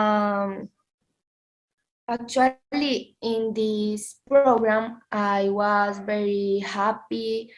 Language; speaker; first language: English; non-native, learner; Spanish